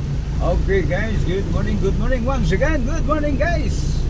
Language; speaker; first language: English; non-native, local second language; Cebuano